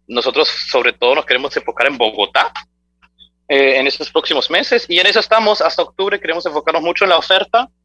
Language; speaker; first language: Spanish; early bilingual, heritage; Spanish